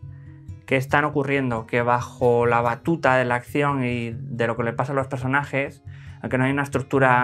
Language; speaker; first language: Spanish; native; Spanish